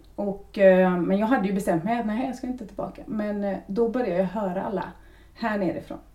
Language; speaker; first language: Swedish; native; Swedish